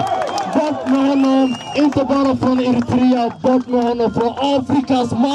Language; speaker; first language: Swedish; non-native, fluent; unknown